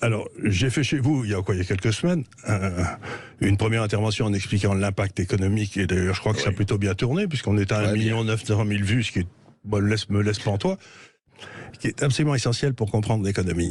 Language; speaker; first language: French; native; French